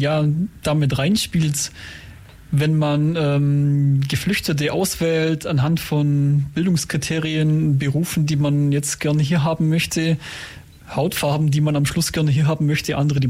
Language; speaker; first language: German; native; German